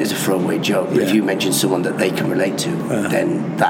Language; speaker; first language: English; non-native, local second language; Persian